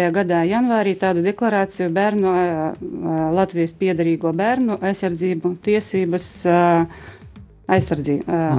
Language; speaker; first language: Latvian; non-native, local second language; Russian